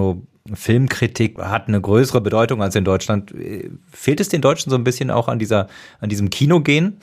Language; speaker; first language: German; native; German